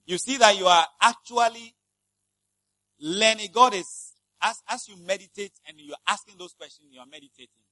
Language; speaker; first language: English; non-native, local second language; Akan